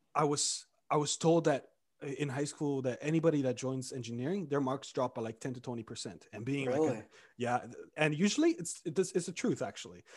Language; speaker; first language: English; early bilingual, other home language; Romanian